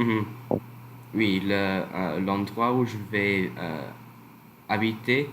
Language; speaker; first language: French; non-native, learner; English